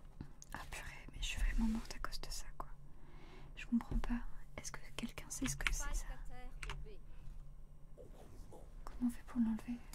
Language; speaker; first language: French; native; French